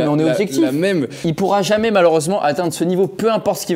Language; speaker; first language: French; native; French